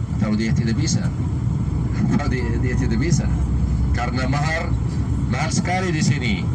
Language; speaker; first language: Indonesian; non-native, learner; Arabic